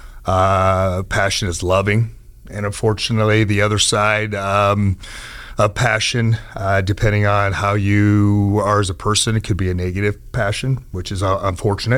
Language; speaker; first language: English; native; English